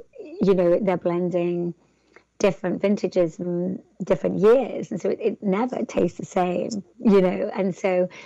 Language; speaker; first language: English; native; English